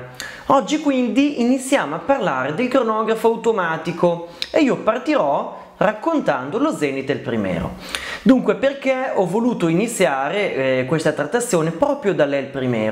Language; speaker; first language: Italian; native; Italian